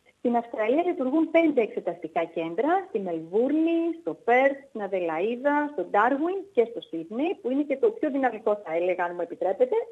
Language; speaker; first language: Greek; native; Greek